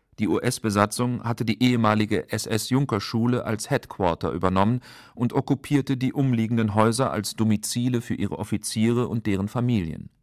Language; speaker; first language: German; native; German